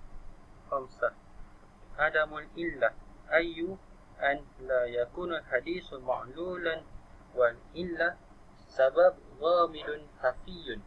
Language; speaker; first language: Arabic; non-native, learner; Malay